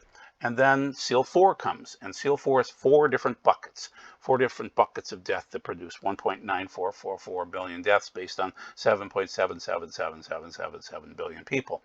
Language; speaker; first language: English; native; English